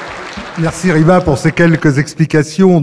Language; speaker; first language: French; native; French